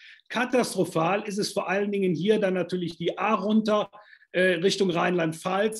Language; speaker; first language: German; native; German